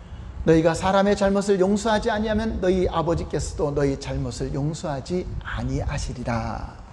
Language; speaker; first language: Korean; native; Korean